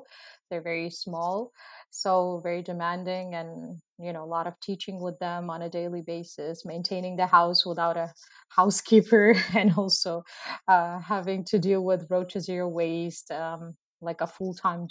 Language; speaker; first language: English; non-native, fluent; Uzbek